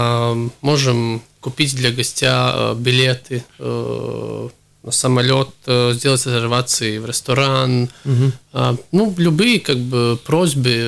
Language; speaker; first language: Russian; non-native, local second language; Latvian